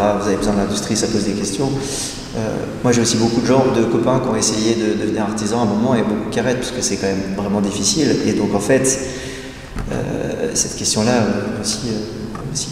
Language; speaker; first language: French; native; French